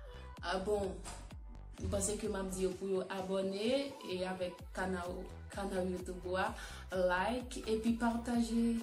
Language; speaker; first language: French; non-native, local second language; Haitian Creole